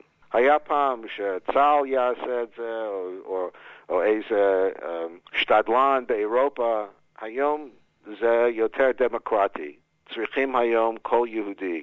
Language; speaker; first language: Hebrew; non-native, fluent; English